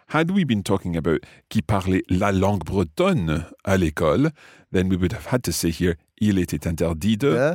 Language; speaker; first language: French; non-native, fluent; English